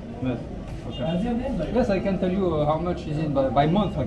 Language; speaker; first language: English; non-native, learner; French